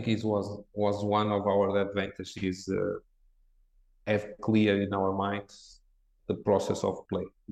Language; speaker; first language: English; non-native, fluent; Portuguese